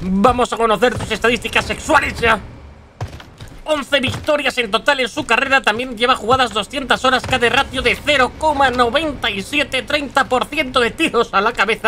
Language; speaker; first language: Spanish; native; Spanish